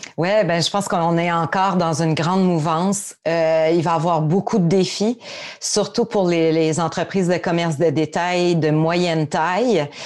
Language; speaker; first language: French; native; French